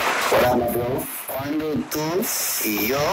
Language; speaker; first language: Spanish; non-native, fluent; English